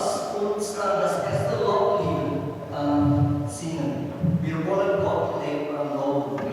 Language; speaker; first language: German; non-native, learner; Indonesian